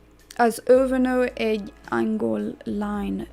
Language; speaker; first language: Hungarian; non-native, learner; English